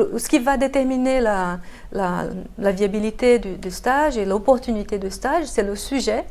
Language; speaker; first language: French; non-native, fluent; Portuguese